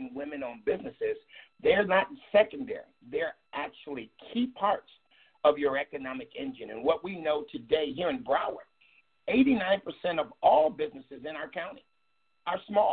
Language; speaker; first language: English; native; English